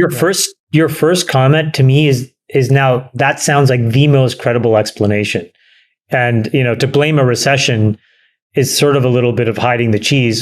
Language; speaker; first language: English; native; English